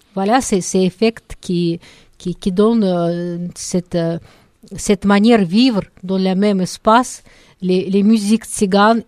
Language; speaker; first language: French; non-native, learner; Russian